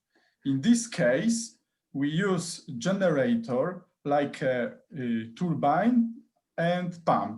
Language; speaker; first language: English; non-native, learner; Polish